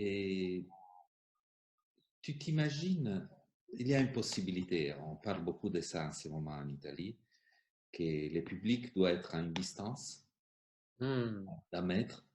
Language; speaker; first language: French; non-native, fluent; Italian